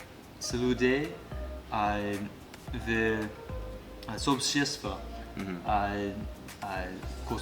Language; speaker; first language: Russian; non-native, learner; English